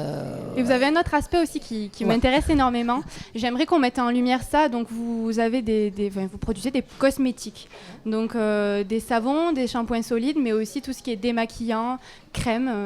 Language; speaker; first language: French; native; French